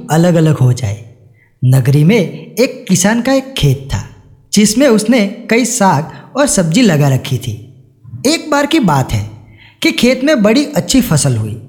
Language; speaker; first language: Hindi; non-native, local second language; Gujarati